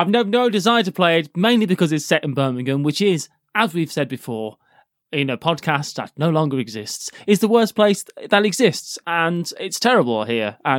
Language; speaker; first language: English; native; English